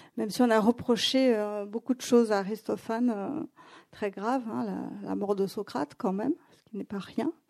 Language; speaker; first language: French; non-native, fluent; Greek